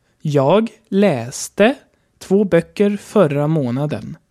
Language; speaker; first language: Swedish; non-native, fluent; German